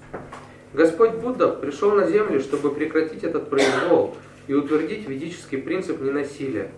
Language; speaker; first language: Russian; native; Russian